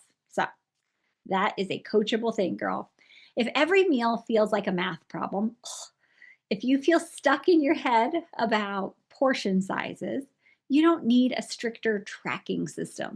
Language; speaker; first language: English; native; English